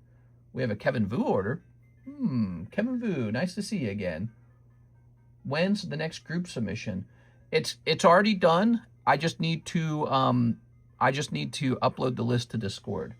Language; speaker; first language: English; native; English